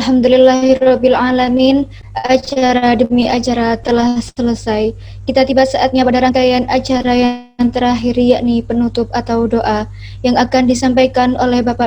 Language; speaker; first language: Malay; native; Malay